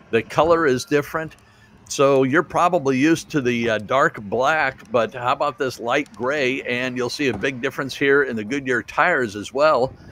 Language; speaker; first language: English; native; English